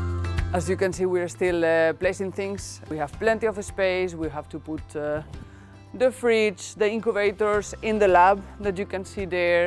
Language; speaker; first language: English; non-native, fluent; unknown